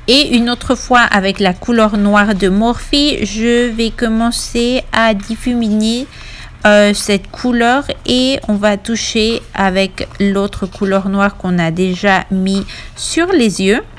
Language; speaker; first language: French; non-native, fluent; Spanish